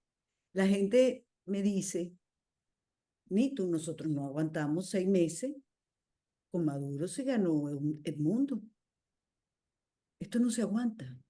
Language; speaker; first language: Spanish; native; Spanish